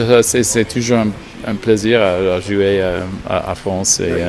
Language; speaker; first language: French; non-native, learner; English